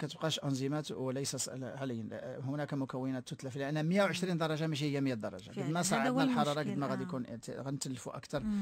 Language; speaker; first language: Arabic; native; Arabic